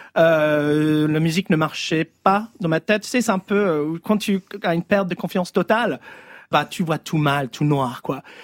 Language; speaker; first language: French; early bilingual, other home language; English